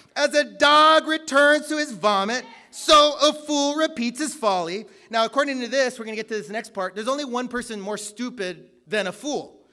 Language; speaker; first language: English; native; English